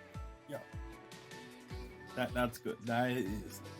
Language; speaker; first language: English; native; English